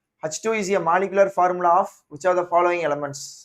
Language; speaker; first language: English; non-native, local second language; Tamil